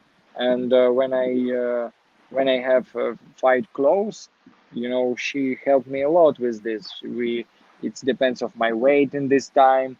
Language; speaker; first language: English; non-native, learner; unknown